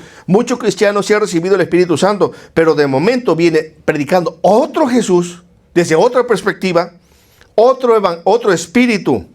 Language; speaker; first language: Spanish; native; Spanish